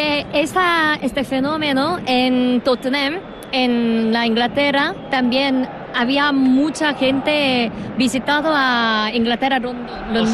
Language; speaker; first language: Spanish; non-native, learner; Korean